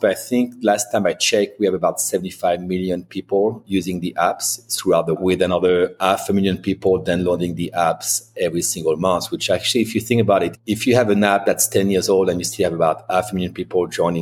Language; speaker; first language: English; non-native, fluent; French